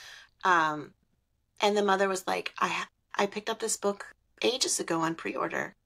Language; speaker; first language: English; native; English